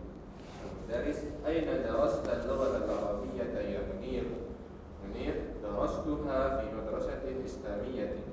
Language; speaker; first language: Arabic; non-native, learner; Sundanese